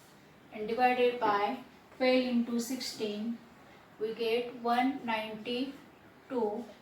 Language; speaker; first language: English; non-native, local second language; Marathi